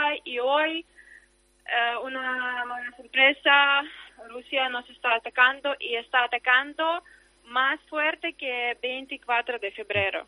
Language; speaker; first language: Spanish; non-native, learner; Ukrainian